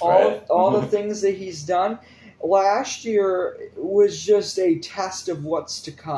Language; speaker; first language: English; native; English